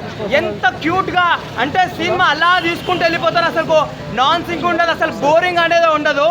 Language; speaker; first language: Telugu; native; Telugu